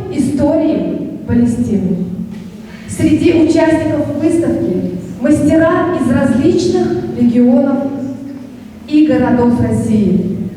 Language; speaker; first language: Russian; native; Russian